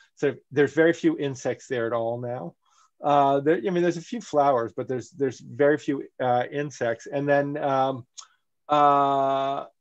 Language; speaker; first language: English; native; English